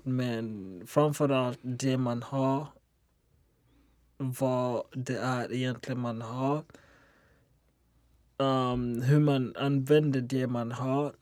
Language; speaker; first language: Swedish; non-native, local second language; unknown